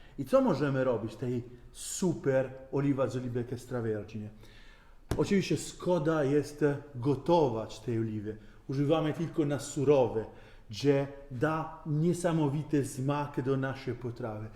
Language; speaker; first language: Polish; non-native, learner; Italian